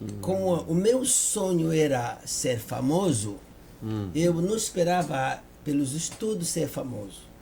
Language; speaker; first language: Portuguese; non-native, fluent; Lingala